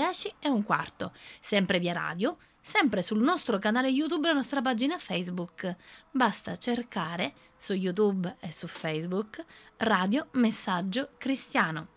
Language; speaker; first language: Italian; native; Italian